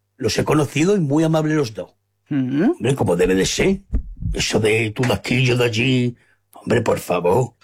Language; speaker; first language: Spanish; native; Spanish